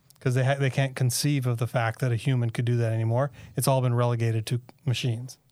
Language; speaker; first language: English; native; English